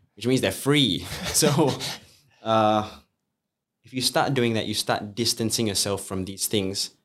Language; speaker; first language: English; native; English